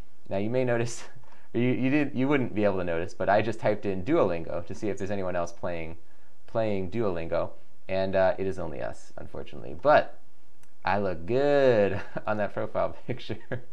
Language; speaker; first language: English; native; English